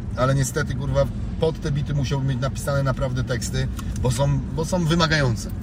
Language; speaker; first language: Polish; native; Polish